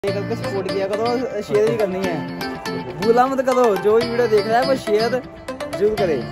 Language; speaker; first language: Hindi; non-native, local second language; Punjabi